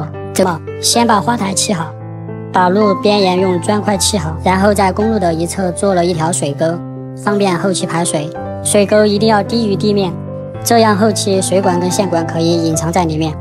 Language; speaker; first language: Chinese; native; Chinese